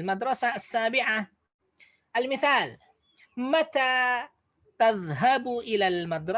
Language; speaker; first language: Arabic; non-native, fluent; Indonesian